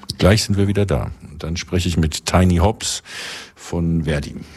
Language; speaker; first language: German; native; German